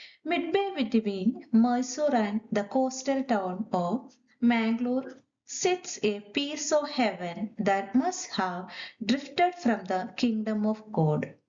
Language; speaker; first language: English; non-native, local second language; Malayalam